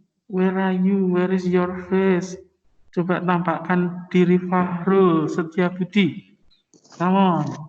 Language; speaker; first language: English; non-native, fluent; Indonesian